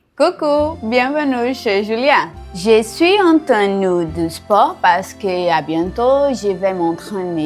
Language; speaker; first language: French; non-native, learner; Portuguese